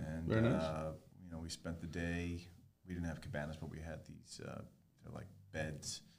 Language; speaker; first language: English; native; English